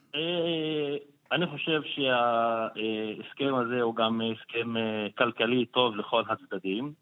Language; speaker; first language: Hebrew; non-native, local second language; Arabic